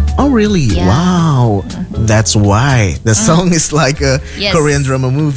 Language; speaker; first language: English; non-native, fluent; Indonesian